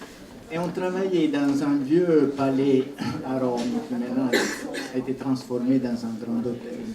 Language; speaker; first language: French; non-native, fluent; Italian